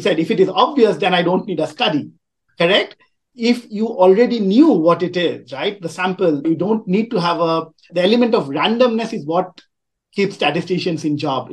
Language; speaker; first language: English; non-native, local second language; Bangla